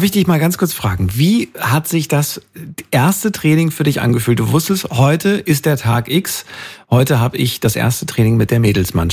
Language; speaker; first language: German; native; German